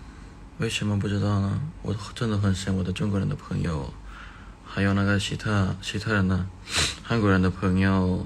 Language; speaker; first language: Chinese; non-native, learner; Thai